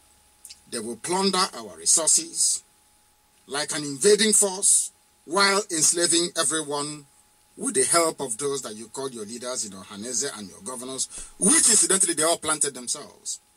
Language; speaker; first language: English; non-native, local second language; Igbo